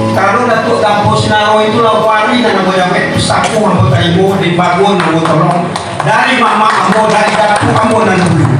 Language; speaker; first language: Indonesian; non-native, local second language; Minangkabau